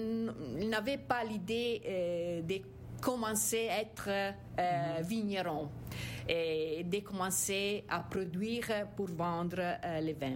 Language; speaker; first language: French; non-native, fluent; Italian